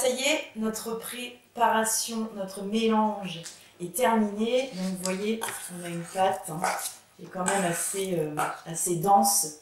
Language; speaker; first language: French; native; French